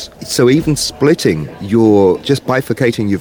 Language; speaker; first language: English; native; English